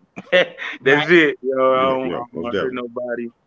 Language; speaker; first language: English; native; English